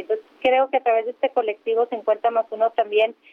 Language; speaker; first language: Spanish; native; Spanish